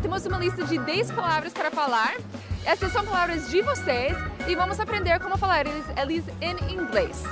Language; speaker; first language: Portuguese; non-native, fluent; English